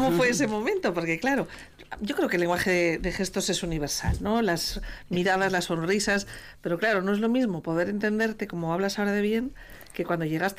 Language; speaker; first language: Spanish; native; Spanish